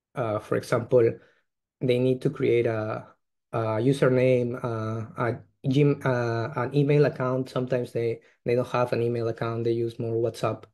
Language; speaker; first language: English; non-native, fluent; Spanish